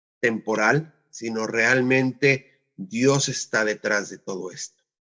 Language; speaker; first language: Spanish; native; Spanish